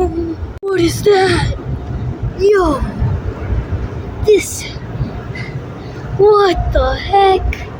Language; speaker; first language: English; native; English